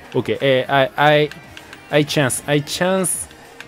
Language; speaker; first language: English; non-native, learner; Japanese